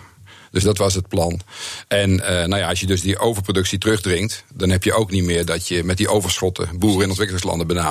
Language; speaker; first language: Dutch; native; Dutch